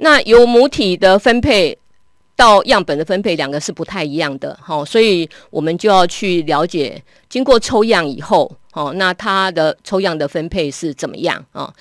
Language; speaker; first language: Chinese; native; Chinese